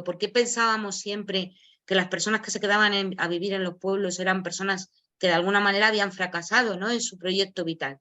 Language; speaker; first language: Spanish; native; Spanish